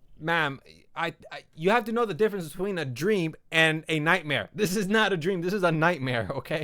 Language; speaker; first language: English; native; English